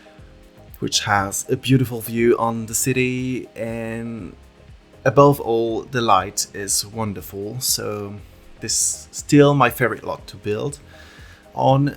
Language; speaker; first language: English; non-native, fluent; French